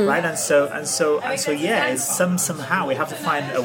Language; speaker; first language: English; non-native, fluent; Catalan